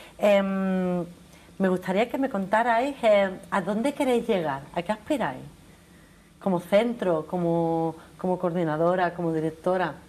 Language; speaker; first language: Spanish; native; Spanish